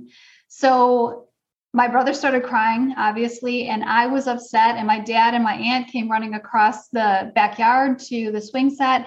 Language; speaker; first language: English; native; English